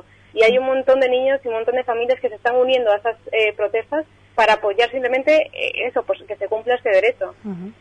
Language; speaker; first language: Spanish; native; Spanish